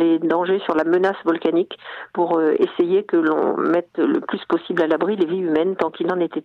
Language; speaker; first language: French; native; French